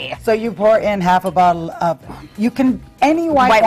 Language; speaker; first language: English; native; English